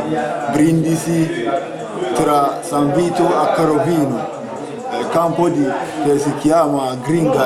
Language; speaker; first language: Italian; non-native, learner; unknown